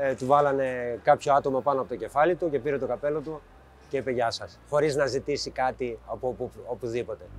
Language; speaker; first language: Greek; early bilingual, heritage; Greek